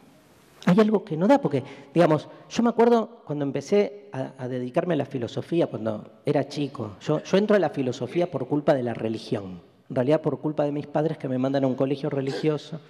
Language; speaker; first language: Spanish; native; Spanish